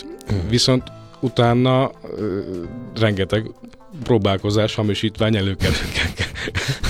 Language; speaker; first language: Hungarian; native; Hungarian